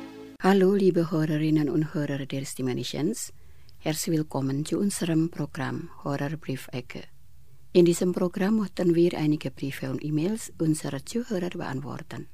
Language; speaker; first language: German; non-native, fluent; Indonesian